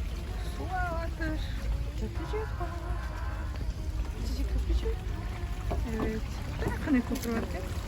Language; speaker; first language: Turkish; non-native, learner; Kazakh